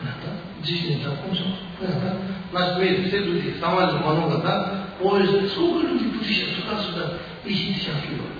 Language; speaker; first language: Russian; non-native, learner; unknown